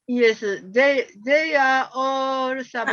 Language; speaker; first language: English; non-native, learner; Japanese